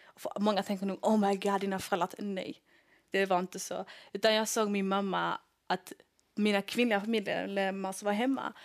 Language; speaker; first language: Swedish; early bilingual, other home language; Somali